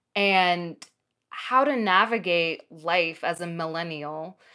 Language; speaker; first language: English; early bilingual, other home language; Arabic